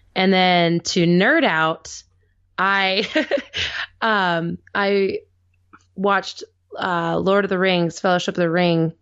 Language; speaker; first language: English; native; English